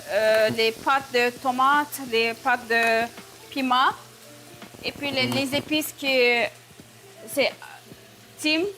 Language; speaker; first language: French; non-native, learner; Turkish